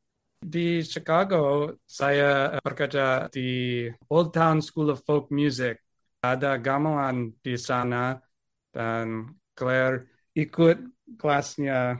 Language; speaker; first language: Indonesian; non-native, fluent; English